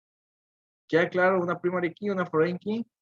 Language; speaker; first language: Spanish; native; Spanish